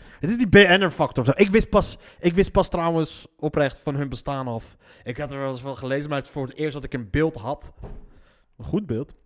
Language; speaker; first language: Dutch; early bilingual, other home language; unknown